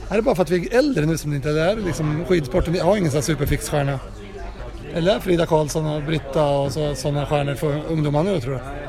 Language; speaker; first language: Swedish; native; Swedish